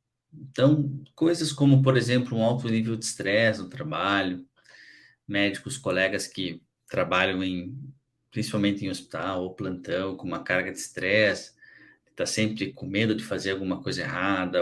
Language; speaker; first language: Portuguese; native; Portuguese